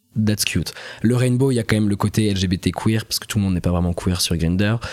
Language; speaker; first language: French; native; French